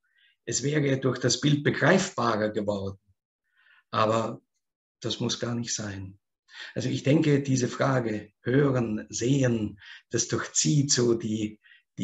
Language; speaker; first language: German; native; German